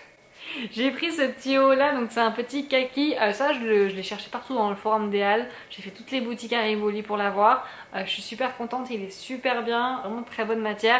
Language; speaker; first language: French; native; French